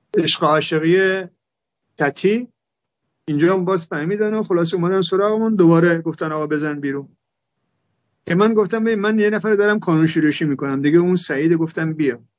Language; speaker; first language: Persian; non-native, local second language; Turkmen